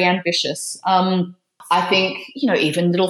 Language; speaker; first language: English; native; English